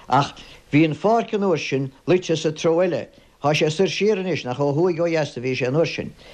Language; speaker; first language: Irish; native; Irish